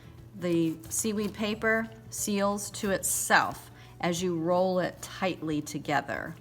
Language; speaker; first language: English; native; English